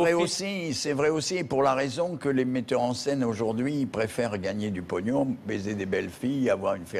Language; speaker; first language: French; native; French